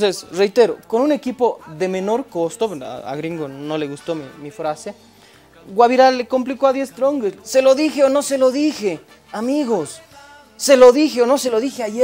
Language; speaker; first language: Spanish; native; Spanish